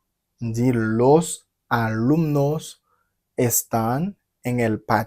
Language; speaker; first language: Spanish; non-native, fluent; Haitian Creole